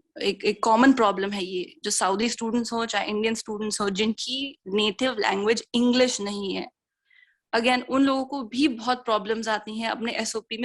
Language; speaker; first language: Hindi; native; Hindi